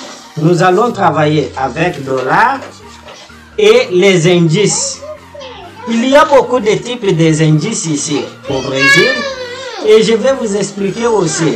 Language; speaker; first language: French; non-native, fluent; Portuguese